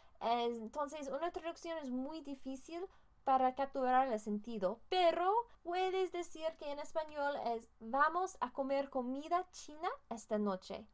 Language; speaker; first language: Spanish; non-native, learner; English